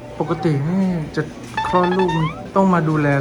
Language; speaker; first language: Thai; native; Thai